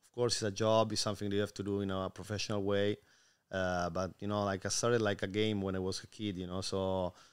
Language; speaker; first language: English; non-native, fluent; Spanish